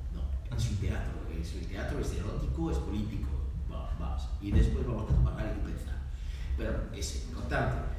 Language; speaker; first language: Spanish; non-native, learner; French